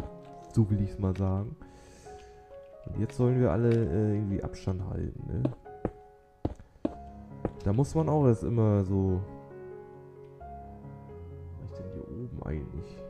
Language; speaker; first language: German; native; German